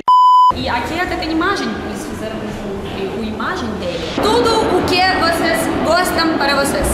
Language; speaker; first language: Portuguese; non-native, learner; Russian